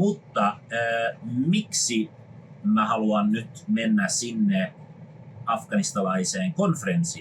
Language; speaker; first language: Finnish; non-native, fluent; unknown